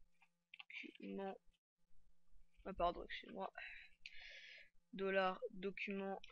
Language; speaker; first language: French; native; French